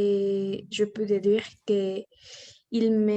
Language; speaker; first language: French; non-native, learner; Spanish